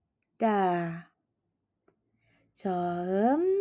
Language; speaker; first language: Korean; non-native, fluent; Indonesian